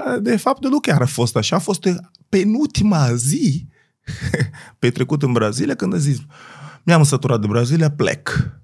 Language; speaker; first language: Romanian; non-native, fluent; Portuguese